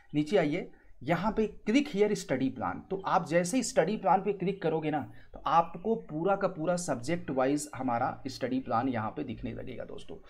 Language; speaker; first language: Hindi; native; Hindi